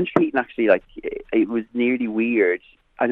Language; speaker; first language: English; native; English